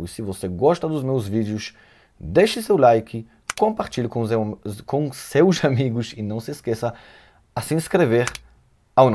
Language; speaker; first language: Portuguese; non-native, fluent; Hebrew